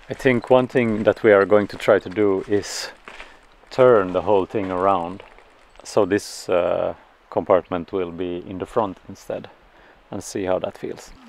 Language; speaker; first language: English; non-native, fluent; Swedish